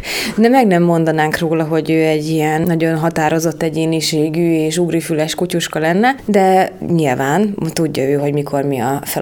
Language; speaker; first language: Hungarian; native; Hungarian